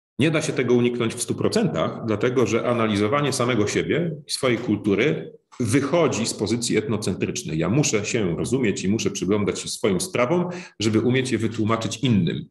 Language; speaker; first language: Polish; native; Polish